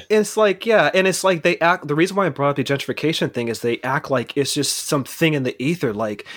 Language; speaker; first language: English; native; English